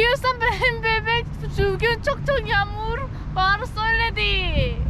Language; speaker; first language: Turkish; non-native, learner; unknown